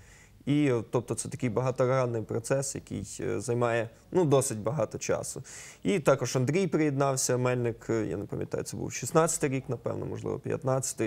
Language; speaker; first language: Ukrainian; native; Ukrainian